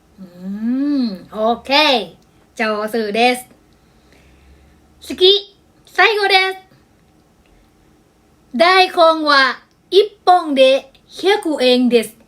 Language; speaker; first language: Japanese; non-native, fluent; Thai